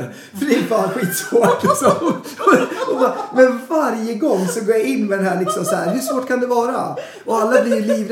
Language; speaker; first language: Swedish; native; Swedish